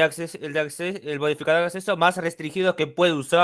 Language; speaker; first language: Spanish; native; Spanish